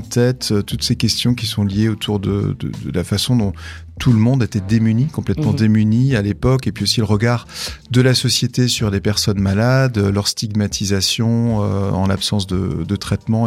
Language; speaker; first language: French; native; French